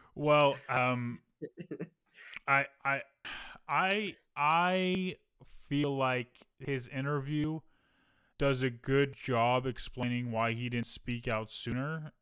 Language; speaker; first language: English; native; English